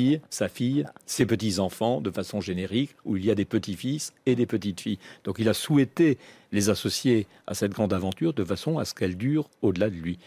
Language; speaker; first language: French; native; French